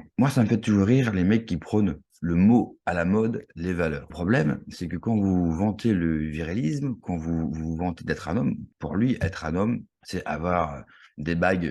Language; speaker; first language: French; native; French